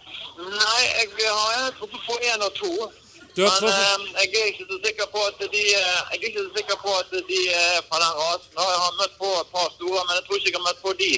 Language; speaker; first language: Norwegian; native; Norwegian